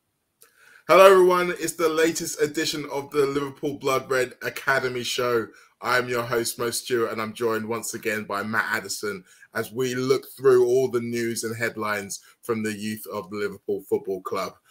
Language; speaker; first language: English; native; English